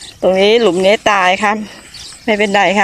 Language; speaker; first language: Thai; native; Thai